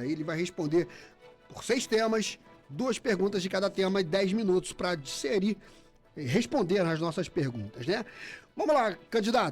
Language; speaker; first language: Portuguese; native; Portuguese